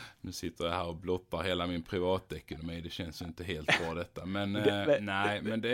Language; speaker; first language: Swedish; native; Swedish